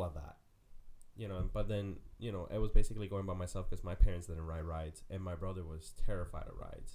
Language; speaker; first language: English; non-native, fluent; Spanish